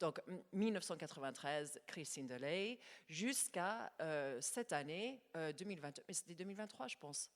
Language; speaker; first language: French; non-native, fluent; English